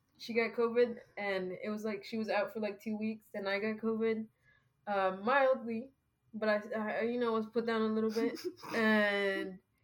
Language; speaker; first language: English; early bilingual, other home language; Spanish